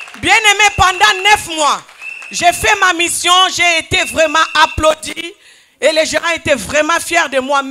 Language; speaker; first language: French; non-native, local second language; Lingala